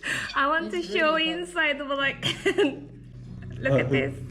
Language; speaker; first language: English; non-native, learner; Korean